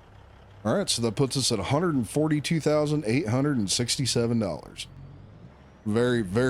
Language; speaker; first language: English; native; English